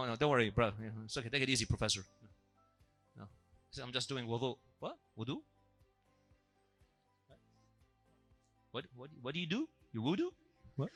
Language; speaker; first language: English; native; English